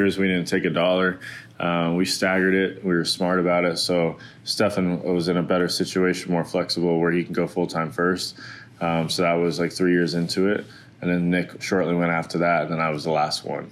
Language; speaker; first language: English; native; English